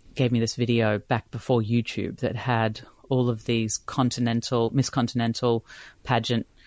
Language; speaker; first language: English; native; English